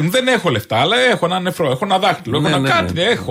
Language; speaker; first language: Greek; native; Greek